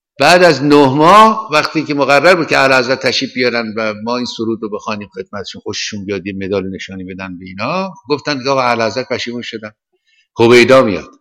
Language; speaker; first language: Persian; native; Persian